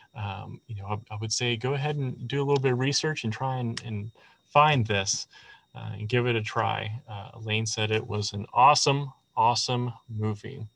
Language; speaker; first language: English; native; English